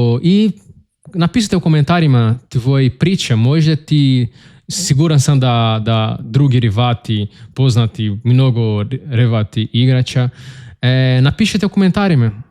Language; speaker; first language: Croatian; non-native, learner; Portuguese